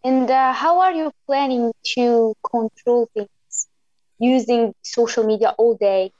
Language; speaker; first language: English; non-native, local second language; Arabic